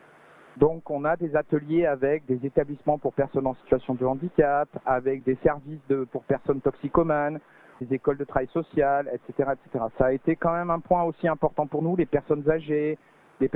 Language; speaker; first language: French; native; French